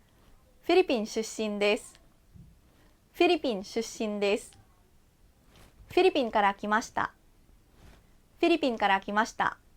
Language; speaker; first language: Japanese; non-native, fluent; Filipino